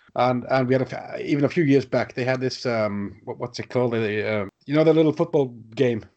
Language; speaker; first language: English; non-native, fluent; Norwegian